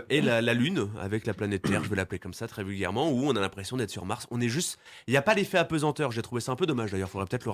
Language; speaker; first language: French; native; French